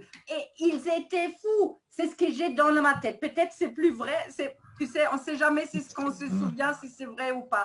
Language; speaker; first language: French; non-native, fluent; German